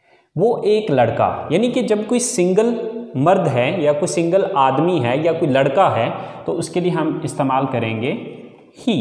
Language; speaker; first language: Urdu; native; Urdu